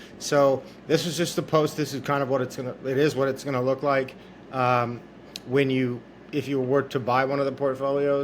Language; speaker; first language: English; native; English